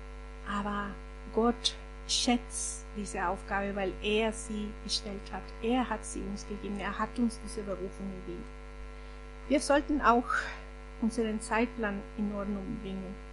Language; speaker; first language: German; non-native, fluent; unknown